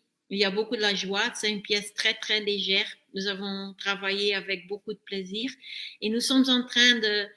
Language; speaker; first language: French; non-native, fluent; Dutch